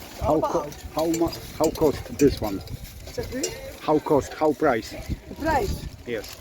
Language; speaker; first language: English; non-native, learner; Polish